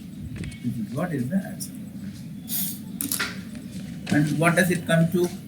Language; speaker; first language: English; non-native, local second language; Tamil